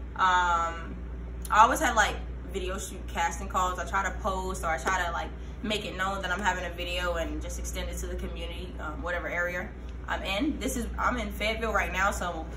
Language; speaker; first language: English; native; English